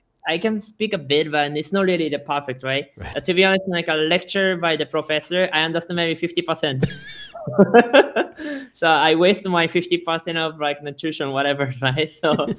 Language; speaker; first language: English; non-native, fluent; Japanese